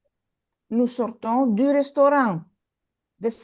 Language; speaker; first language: French; non-native, fluent; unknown